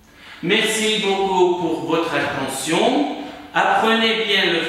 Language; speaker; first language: French; non-native, fluent; Uzbek